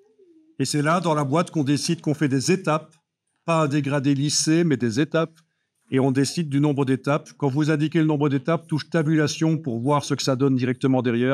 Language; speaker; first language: French; native; French